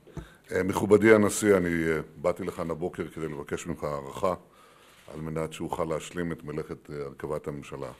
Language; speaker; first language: Hebrew; native; Hebrew